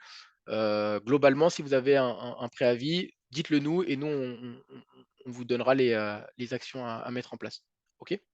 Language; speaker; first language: French; native; French